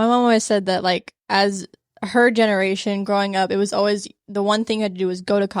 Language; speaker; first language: English; native; English